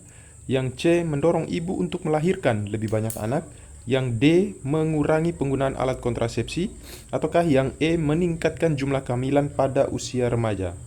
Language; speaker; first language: Indonesian; native; Indonesian